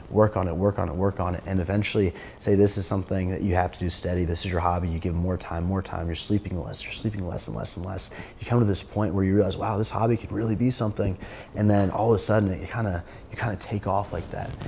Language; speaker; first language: English; native; English